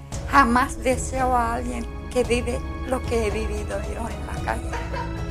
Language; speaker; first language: Spanish; non-native, learner; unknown